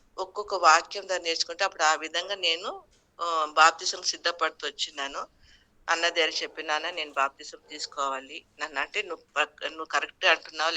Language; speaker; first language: Telugu; non-native, local second language; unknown